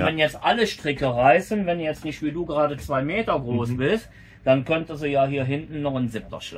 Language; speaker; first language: German; native; German